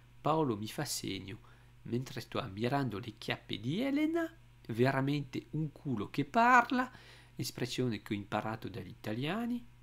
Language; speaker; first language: Italian; non-native, fluent; French